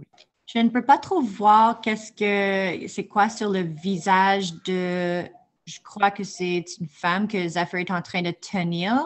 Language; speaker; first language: French; non-native, fluent; English